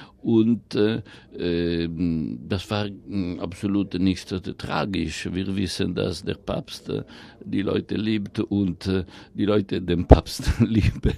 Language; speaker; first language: German; non-native, fluent; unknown